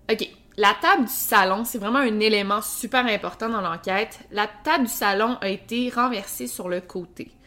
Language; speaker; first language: French; native; French